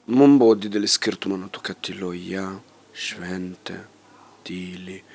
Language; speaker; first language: Lithuanian; non-native, fluent; Italian